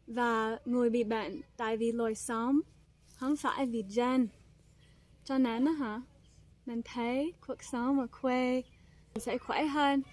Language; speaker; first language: Vietnamese; non-native, fluent; English